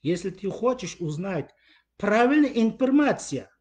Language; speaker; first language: Russian; non-native, learner; Uyghur